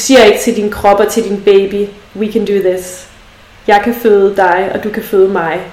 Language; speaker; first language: Danish; native; Danish